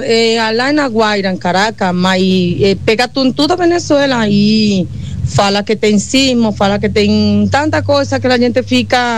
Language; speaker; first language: Portuguese; non-native, learner; Spanish